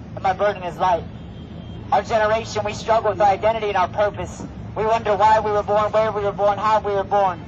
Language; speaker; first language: English; native; English